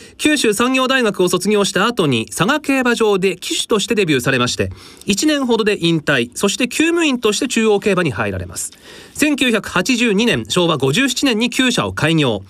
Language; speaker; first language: Japanese; native; Japanese